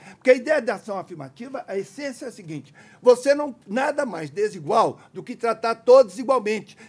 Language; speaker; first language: Portuguese; native; Portuguese